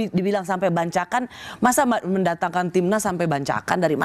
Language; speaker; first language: Indonesian; native; Indonesian